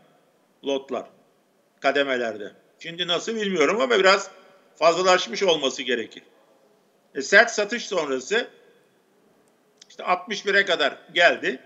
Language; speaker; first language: Turkish; native; Turkish